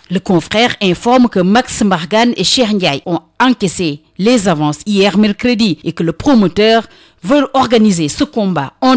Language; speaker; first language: French; non-native, local second language; Wolof